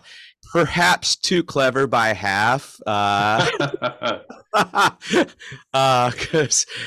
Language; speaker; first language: English; native; English